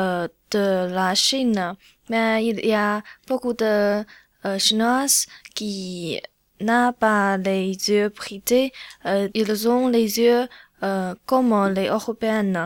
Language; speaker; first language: French; non-native, learner; Chinese